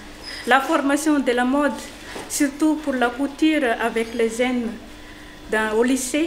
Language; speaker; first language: French; non-native, local second language; Malagasy